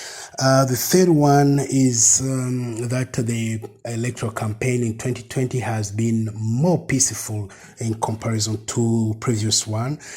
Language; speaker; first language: English; non-native, fluent; Rundi